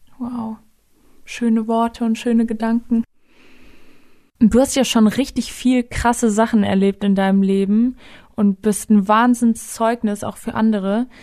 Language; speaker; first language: German; native; German